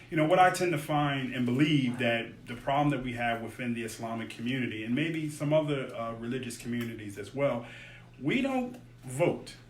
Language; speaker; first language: English; native; English